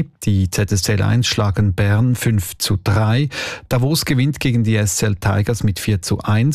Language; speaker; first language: German; native; German